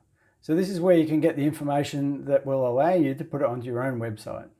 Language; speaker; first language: English; native; English